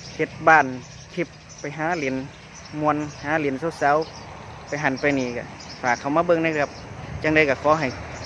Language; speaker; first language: Thai; native; Thai